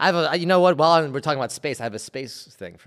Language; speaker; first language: English; native; English